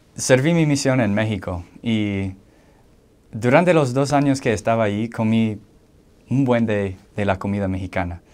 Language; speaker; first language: Spanish; non-native, fluent; English